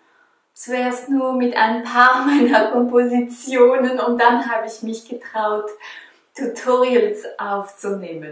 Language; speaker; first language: German; non-native, fluent; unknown